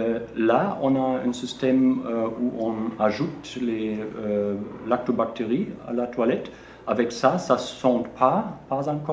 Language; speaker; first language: French; non-native, learner; German